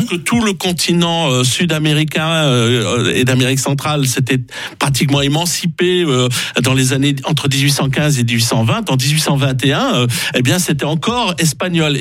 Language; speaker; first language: French; native; French